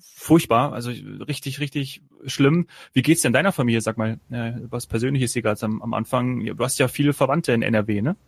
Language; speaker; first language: German; native; German